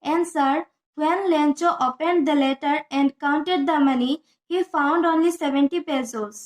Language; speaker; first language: English; non-native, local second language; Assamese